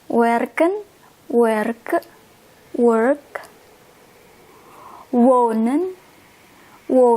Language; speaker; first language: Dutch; non-native, fluent; Indonesian